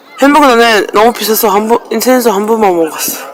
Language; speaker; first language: Korean; non-native, learner; Uzbek